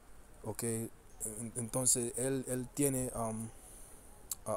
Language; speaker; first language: Spanish; early bilingual, heritage; Spanish